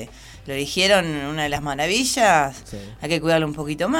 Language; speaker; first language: Spanish; native; Spanish